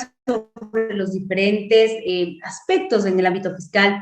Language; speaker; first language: Spanish; native; Spanish